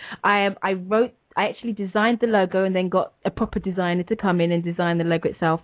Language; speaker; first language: English; native; English